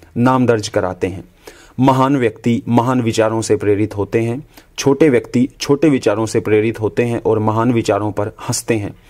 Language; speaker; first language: Hindi; native; Hindi